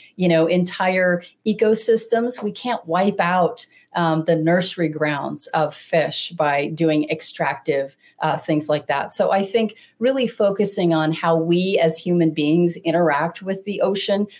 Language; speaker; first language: English; native; English